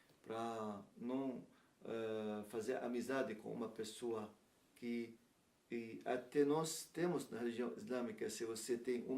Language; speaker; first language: Portuguese; non-native, learner; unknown